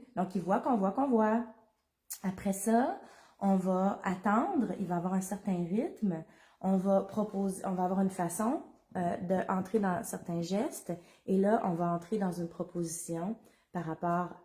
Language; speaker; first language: French; native; French